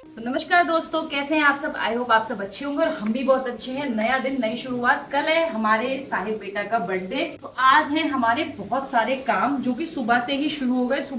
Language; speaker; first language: Hindi; native; Hindi